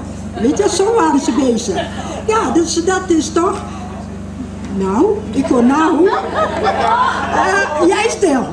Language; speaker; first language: Dutch; early bilingual, other home language; Malay